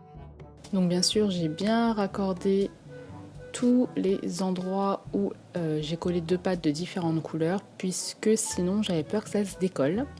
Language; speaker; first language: French; native; French